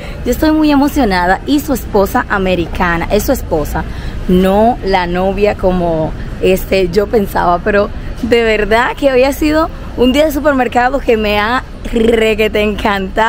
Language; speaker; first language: Spanish; native; Spanish